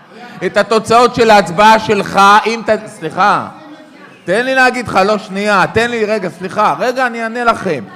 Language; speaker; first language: Hebrew; native; Hebrew